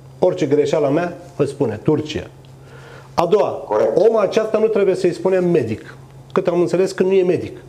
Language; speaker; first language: Romanian; non-native, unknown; Turkish